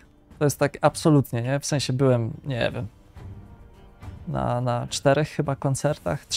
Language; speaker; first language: Polish; native; Polish